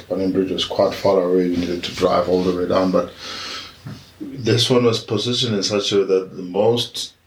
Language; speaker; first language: English; non-native, local second language; Tswana